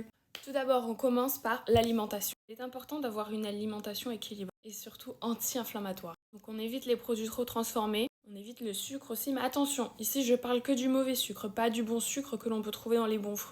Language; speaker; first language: French; native; French